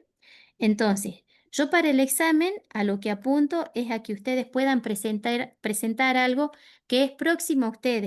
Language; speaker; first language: Spanish; native; Spanish